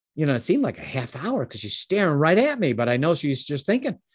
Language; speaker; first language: English; native; English